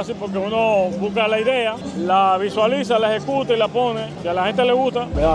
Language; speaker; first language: Spanish; native; Spanish